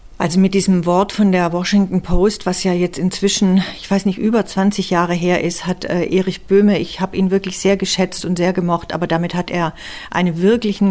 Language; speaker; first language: German; native; German